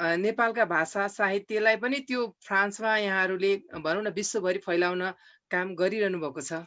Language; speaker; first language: Nepali; native; Nepali